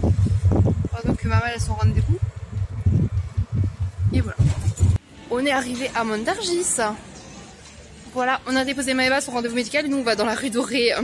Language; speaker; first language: French; native; French